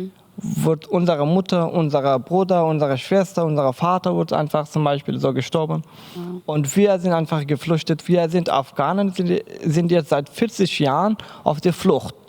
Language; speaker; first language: German; non-native, learner; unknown